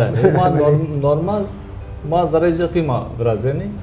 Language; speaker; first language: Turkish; non-native, local second language; Kurdish